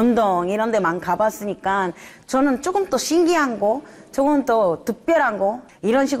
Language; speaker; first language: Korean; non-native, fluent; Spanish